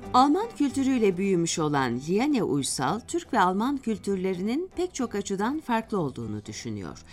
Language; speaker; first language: Turkish; native; Turkish